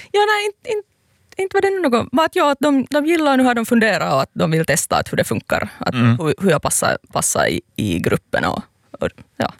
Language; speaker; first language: Swedish; native; Swedish